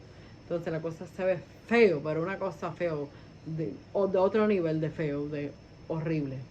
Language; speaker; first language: Spanish; early bilingual, heritage; Spanish